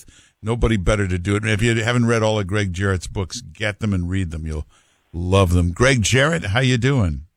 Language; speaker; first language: English; native; English